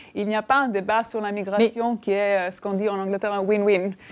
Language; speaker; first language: French; non-native, fluent; Albanian